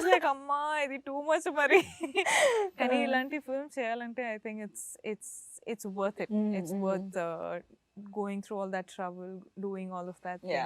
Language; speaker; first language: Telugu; non-native, local second language; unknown